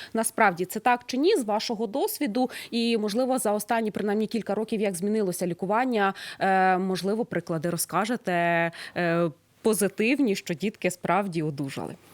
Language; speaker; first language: Ukrainian; native; Ukrainian